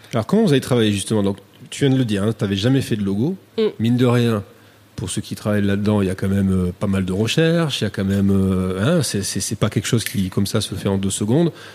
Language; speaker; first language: French; native; French